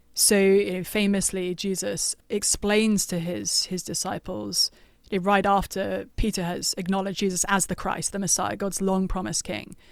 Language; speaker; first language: English; native; English